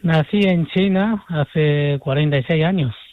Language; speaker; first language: Spanish; non-native, fluent; Chinese